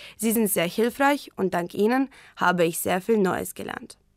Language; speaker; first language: German; non-native, fluent; Croatian